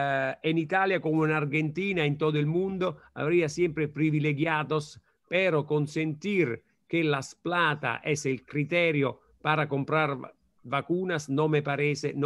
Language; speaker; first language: Spanish; non-native, fluent; Italian